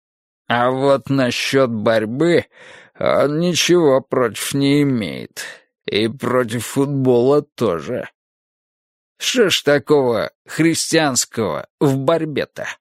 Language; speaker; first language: Russian; native; Russian